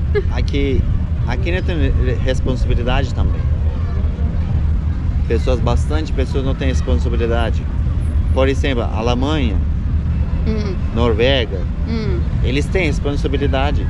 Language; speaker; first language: Portuguese; non-native, learner; Turkish